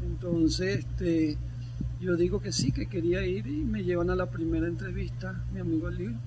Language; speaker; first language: Portuguese; non-native, learner; Spanish